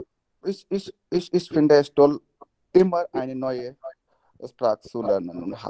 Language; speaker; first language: German; non-native, learner; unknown